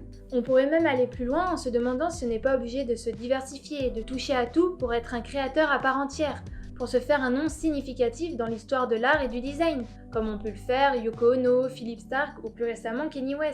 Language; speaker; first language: French; native; French